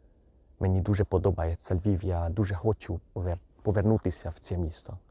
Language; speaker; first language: Ukrainian; non-native, fluent; Hungarian